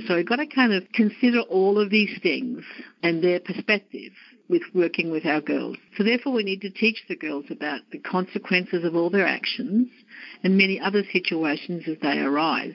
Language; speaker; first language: English; native; English